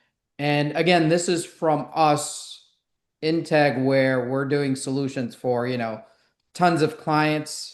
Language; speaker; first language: English; native; English